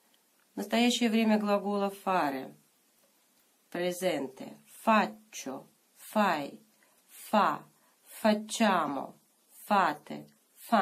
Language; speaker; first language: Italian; non-native, fluent; Russian